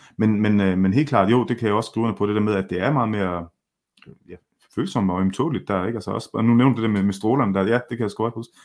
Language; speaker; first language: Danish; early bilingual, other home language; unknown